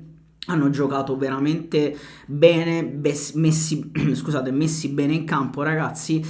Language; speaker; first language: Italian; native; Italian